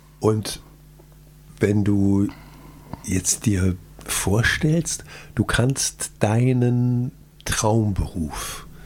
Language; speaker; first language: German; native; German